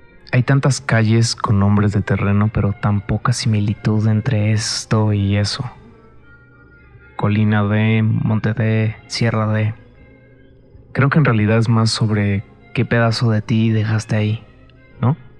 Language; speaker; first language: Spanish; native; Spanish